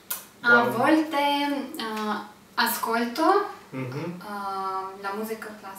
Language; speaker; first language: Italian; non-native, learner; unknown